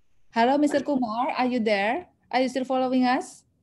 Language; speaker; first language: English; non-native, fluent; Indonesian